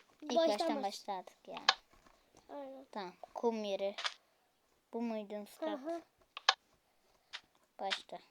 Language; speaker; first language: Turkish; native; Turkish